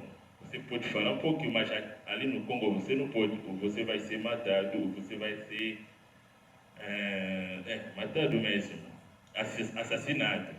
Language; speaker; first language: Portuguese; non-native, learner; Lingala